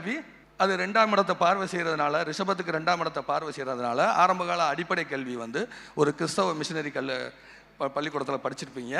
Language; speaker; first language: Tamil; native; Tamil